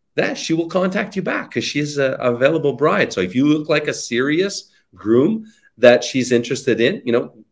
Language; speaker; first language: English; native; English